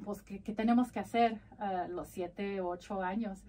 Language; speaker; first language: Spanish; early bilingual, heritage; Spanish